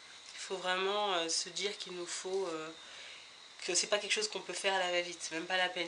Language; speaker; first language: French; native; French